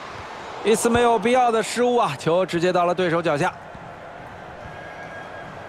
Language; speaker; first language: Chinese; native; Chinese